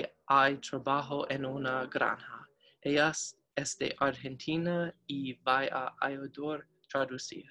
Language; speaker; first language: Spanish; non-native, learner; English